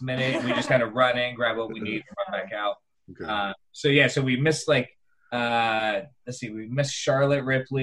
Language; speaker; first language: English; native; English